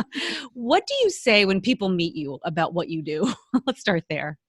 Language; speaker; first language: English; native; English